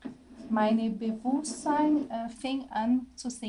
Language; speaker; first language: German; non-native, learner; Portuguese